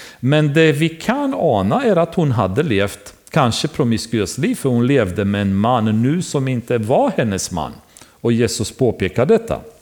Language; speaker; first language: Swedish; non-native, fluent; Romanian